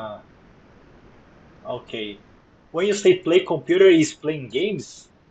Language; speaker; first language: English; non-native, fluent; Portuguese